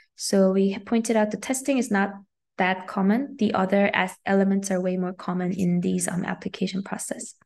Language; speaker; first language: English; native; English